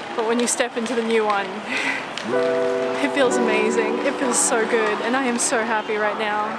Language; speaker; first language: English; native; English